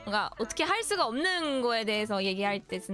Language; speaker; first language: Korean; non-native, fluent; Japanese